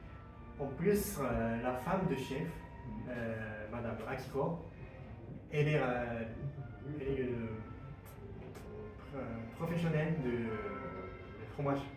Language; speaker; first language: French; non-native, learner; Japanese